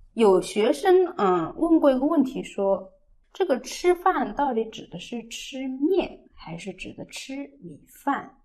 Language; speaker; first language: Chinese; native; Chinese